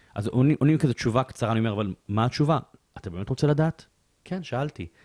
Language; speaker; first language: Hebrew; native; Hebrew